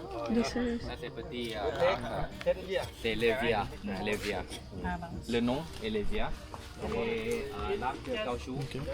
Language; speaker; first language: French; non-native, fluent; Thai